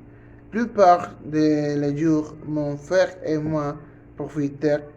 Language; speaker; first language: French; non-native, learner; Spanish